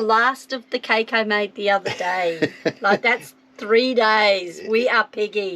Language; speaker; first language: English; native; English